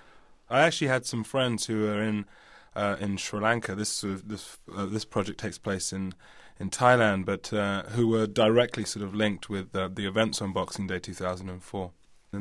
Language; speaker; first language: English; native; English